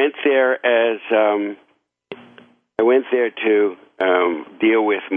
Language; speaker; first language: English; native; English